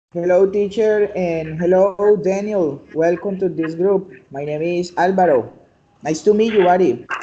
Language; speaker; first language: English; non-native, learner; Spanish